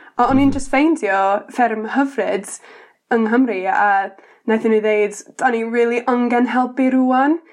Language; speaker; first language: Welsh; non-native, learner; English